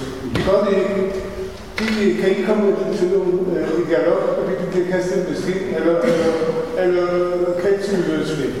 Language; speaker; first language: Danish; non-native, learner; Polish